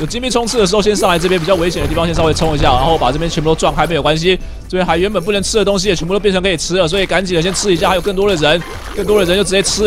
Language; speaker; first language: Chinese; native; Chinese